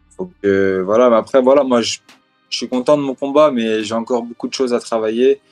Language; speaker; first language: French; native; French